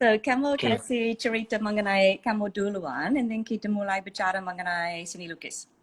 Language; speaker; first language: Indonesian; non-native, fluent; English